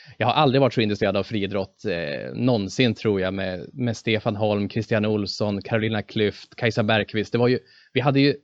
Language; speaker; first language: Swedish; native; Swedish